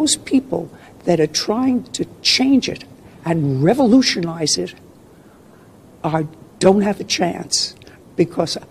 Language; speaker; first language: English; native; English